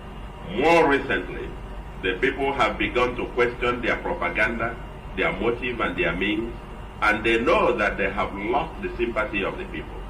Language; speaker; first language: English; non-native, local second language; Igbo